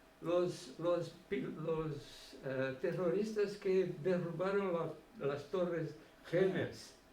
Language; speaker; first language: Spanish; non-native, fluent; Portuguese